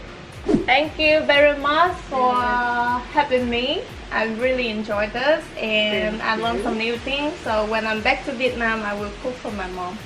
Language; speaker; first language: English; non-native, fluent; Vietnamese